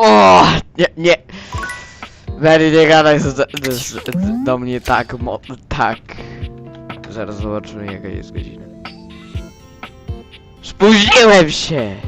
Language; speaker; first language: Polish; early bilingual, heritage; Polish